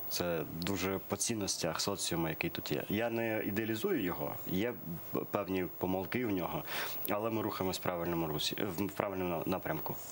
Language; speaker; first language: Ukrainian; early bilingual, other home language; Persian